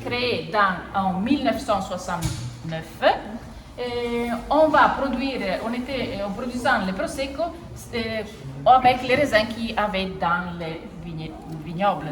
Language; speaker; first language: French; non-native, fluent; Italian